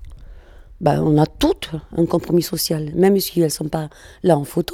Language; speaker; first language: French; non-native, fluent; Spanish